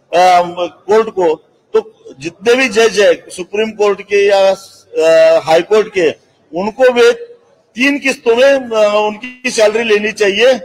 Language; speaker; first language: Hindi; non-native, local second language; Marathi